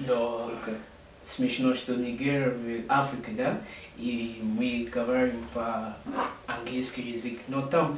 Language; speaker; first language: Russian; non-native, learner; English